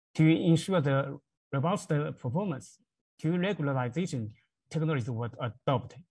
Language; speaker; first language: English; non-native, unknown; Chinese